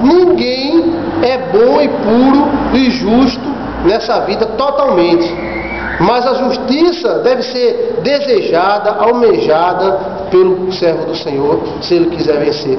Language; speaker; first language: Portuguese; native; Portuguese